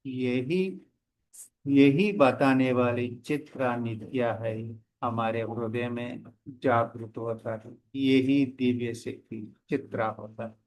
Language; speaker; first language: Hindi; non-native, local second language; Telugu